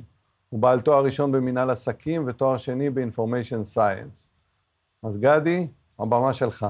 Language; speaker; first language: Hebrew; native; Hebrew